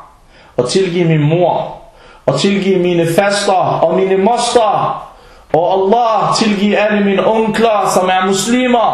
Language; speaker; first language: Danish; early bilingual, other home language; Arabic